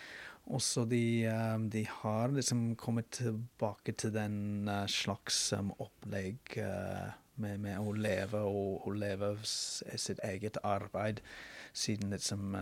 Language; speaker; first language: Norwegian; non-native, fluent; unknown